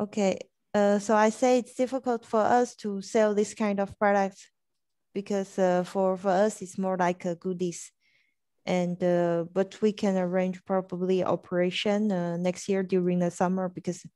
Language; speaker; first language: English; non-native, fluent; French